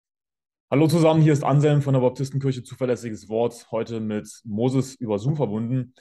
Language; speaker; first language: German; native; German